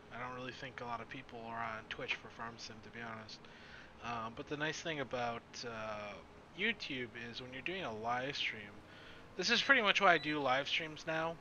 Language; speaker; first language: English; native; English